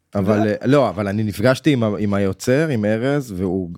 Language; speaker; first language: Hebrew; native; Hebrew